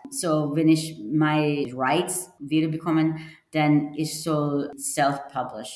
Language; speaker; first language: German; non-native, learner; English